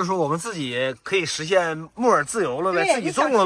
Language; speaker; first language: Chinese; native; Chinese